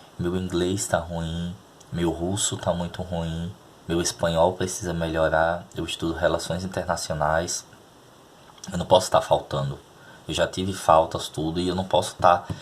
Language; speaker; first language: Portuguese; native; Portuguese